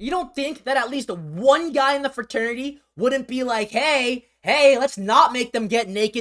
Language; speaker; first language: English; native; English